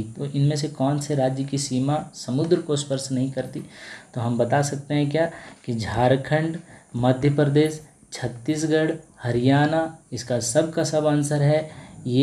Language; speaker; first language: Hindi; native; Hindi